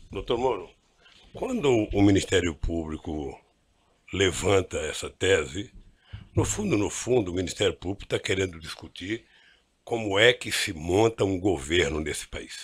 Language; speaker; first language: Portuguese; native; Portuguese